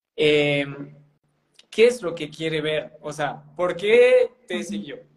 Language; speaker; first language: Spanish; non-native, fluent; French